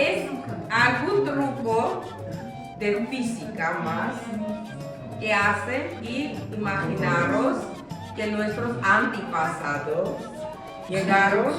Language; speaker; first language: Spanish; non-native, fluent; Armenian